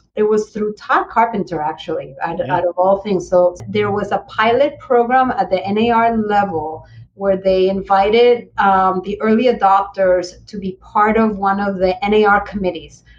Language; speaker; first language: English; early bilingual, other home language; Spanish